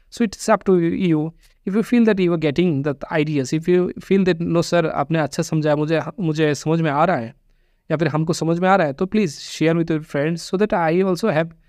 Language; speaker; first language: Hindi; non-native, local second language; Bangla